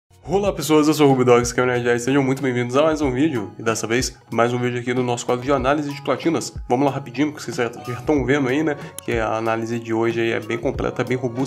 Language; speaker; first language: Portuguese; native; Portuguese